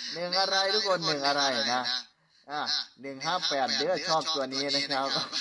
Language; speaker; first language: Thai; native; Thai